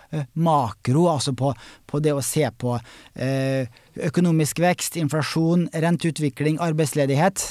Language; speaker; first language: Norwegian; native; Norwegian